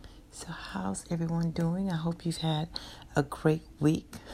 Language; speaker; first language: English; native; English